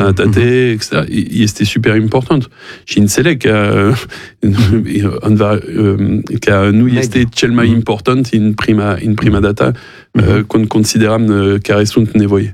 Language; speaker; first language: Romanian; non-native, fluent; French